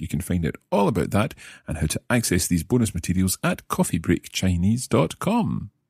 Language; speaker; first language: English; native; English